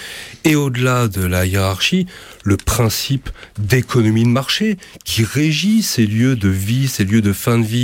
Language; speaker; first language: French; native; French